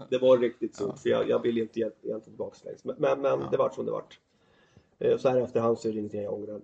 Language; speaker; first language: Swedish; native; Swedish